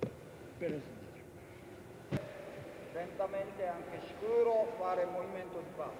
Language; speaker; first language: Italian; non-native, learner; Japanese